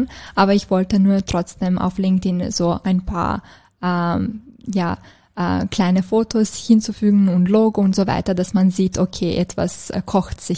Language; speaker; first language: German; non-native, fluent; Serbian